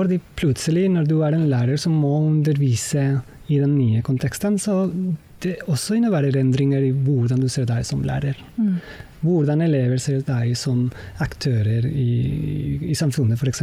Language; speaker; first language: Norwegian; non-native, fluent; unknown